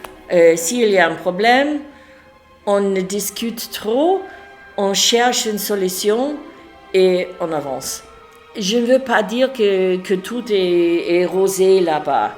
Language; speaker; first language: French; non-native, fluent; English